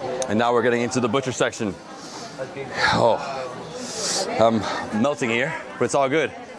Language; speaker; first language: English; early bilingual, other home language; Spanish